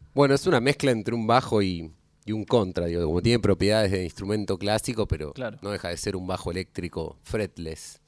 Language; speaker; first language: Spanish; native; Spanish